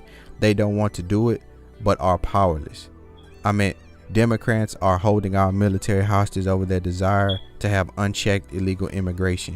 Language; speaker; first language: English; native; English